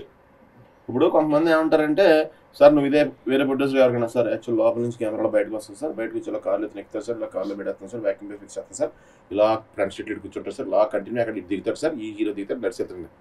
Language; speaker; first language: Telugu; native; Telugu